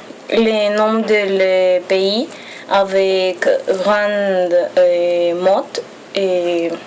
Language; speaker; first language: French; non-native, learner; Spanish